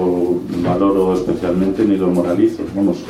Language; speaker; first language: Spanish; native; Spanish